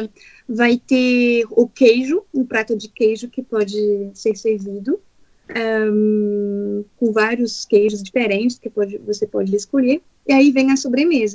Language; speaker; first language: Portuguese; non-native, fluent; French